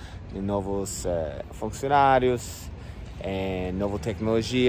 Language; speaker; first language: Portuguese; non-native, fluent; English